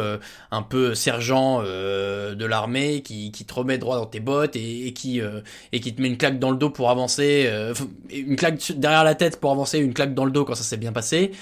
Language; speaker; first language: French; native; French